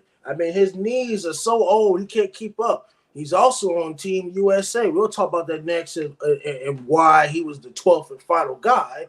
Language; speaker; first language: English; native; English